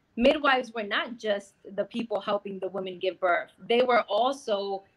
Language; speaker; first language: English; native; English